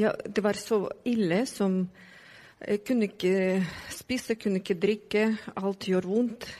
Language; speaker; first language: Norwegian; non-native, learner; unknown